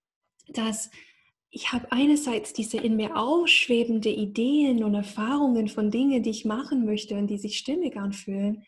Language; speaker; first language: German; non-native, fluent; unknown